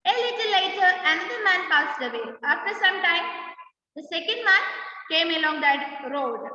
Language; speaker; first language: English; non-native, local second language; Malayalam